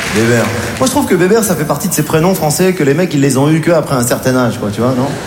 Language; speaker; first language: French; native; French